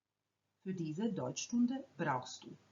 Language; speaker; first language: German; non-native, fluent; Croatian